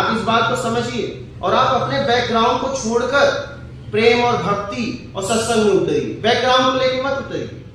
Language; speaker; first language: Hindi; native; Hindi